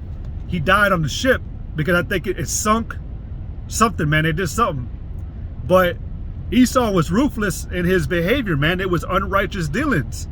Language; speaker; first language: English; native; English